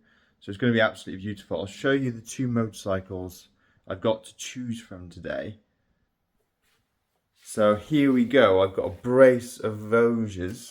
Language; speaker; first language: English; native; English